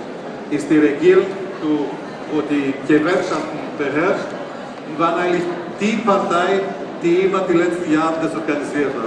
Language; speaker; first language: German; non-native, fluent; Greek